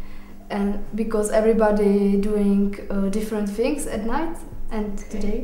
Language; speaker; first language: English; non-native, learner; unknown